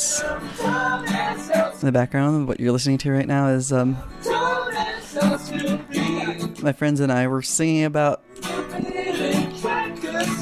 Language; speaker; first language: English; non-native, local second language; Filipino